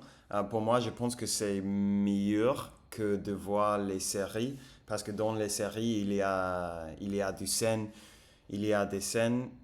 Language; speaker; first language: French; non-native, fluent; English